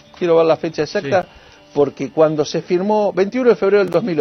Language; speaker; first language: Spanish; native; Spanish